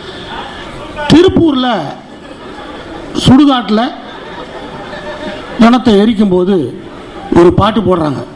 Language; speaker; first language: Tamil; native; Tamil